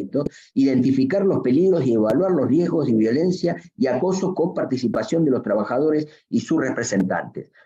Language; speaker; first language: Spanish; native; Spanish